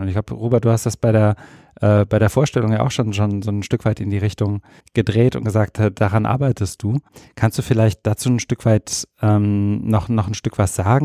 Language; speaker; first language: German; native; German